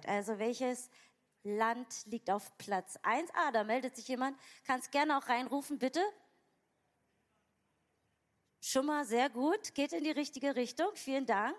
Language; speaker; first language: German; native; German